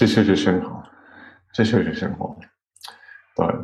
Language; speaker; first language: Chinese; non-native, learner; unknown